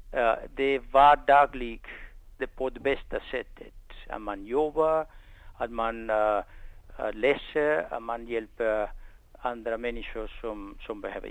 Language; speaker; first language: Swedish; non-native, fluent; Spanish